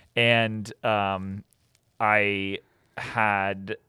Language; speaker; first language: English; native; English